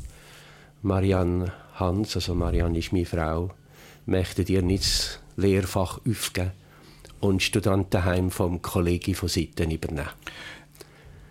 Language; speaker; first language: German; native; German